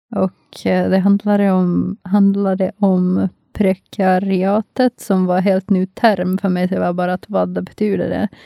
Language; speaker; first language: Swedish; non-native, local second language; Finnish